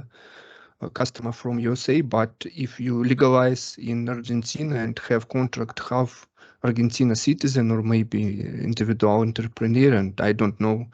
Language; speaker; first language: English; non-native, learner; Russian